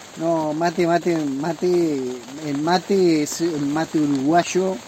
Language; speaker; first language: Spanish; native; Spanish